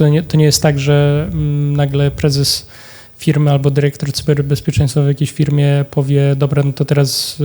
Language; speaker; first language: Polish; native; Polish